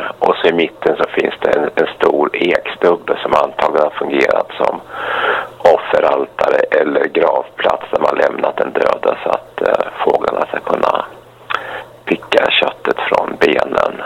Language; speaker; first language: Swedish; native; Swedish